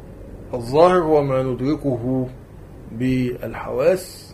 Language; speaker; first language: Arabic; native; Arabic